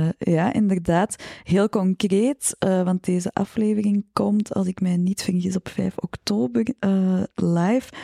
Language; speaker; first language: Dutch; native; Dutch